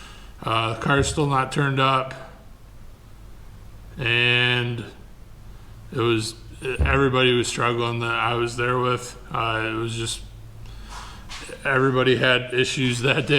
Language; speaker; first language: English; native; English